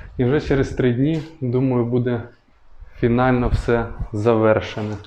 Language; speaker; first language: Ukrainian; non-native, local second language; Russian